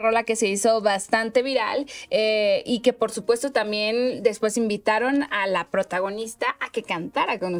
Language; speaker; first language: Spanish; native; Spanish